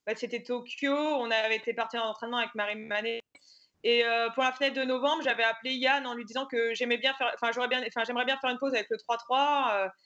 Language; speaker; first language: French; native; French